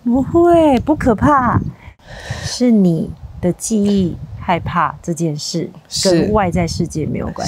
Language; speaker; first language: Chinese; native; Chinese